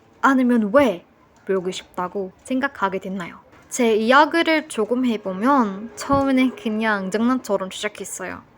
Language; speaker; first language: Korean; non-native, fluent; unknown